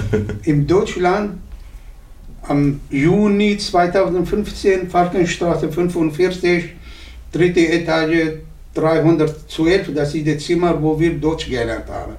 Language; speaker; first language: German; non-native, learner; Arabic